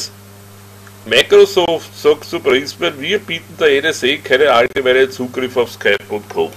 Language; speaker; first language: German; native; German